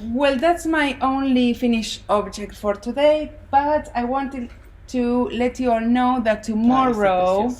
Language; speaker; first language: English; non-native, fluent; Spanish